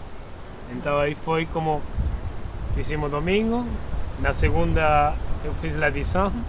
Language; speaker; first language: Portuguese; non-native, fluent; Spanish